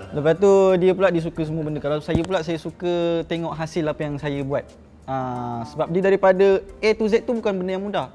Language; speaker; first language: Malay; native; Malay